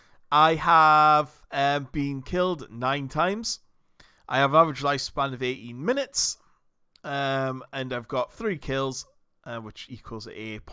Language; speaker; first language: English; native; English